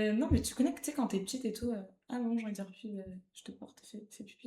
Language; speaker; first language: French; native; French